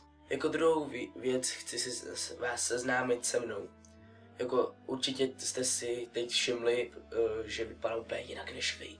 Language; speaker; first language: Czech; early bilingual, other home language; Russian